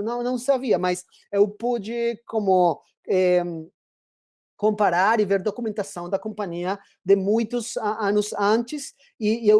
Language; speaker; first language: Portuguese; non-native, fluent; Spanish